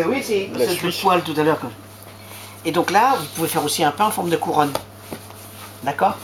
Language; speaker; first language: French; native; French